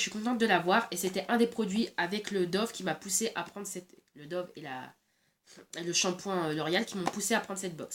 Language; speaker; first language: French; native; French